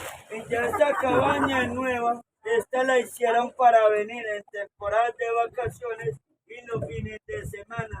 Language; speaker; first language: Spanish; native; Spanish